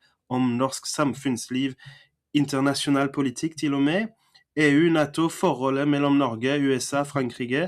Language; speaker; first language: Norwegian; non-native, fluent; French